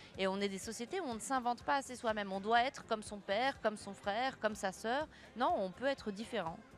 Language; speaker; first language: French; native; French